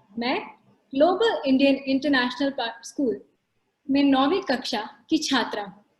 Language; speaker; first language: Hindi; non-native, local second language; Marathi